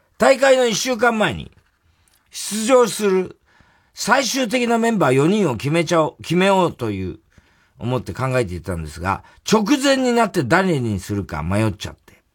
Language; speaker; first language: Japanese; native; Japanese